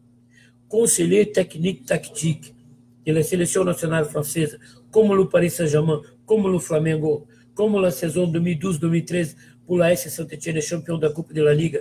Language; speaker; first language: French; non-native, fluent; Portuguese